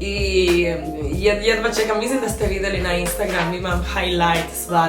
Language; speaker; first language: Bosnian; non-native, fluent; Spanish